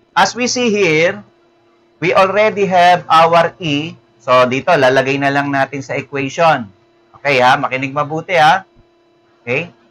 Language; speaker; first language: English; non-native, local second language; Filipino